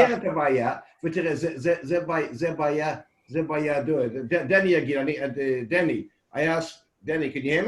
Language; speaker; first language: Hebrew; non-native, fluent; English